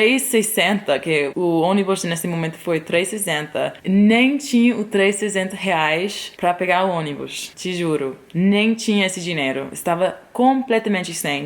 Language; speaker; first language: Portuguese; non-native, fluent; English